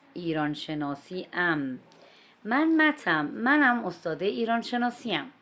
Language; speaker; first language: Persian; non-native, fluent; Urdu